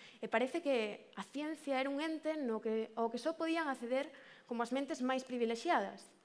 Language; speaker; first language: Galician; native; Galician